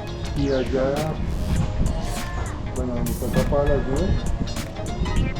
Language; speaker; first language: Spanish; native; Spanish